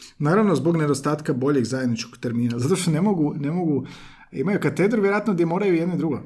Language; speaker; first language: Croatian; native; Croatian